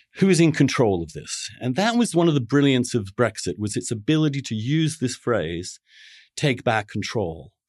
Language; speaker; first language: English; native; English